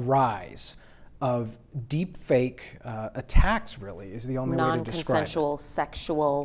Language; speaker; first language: English; native; English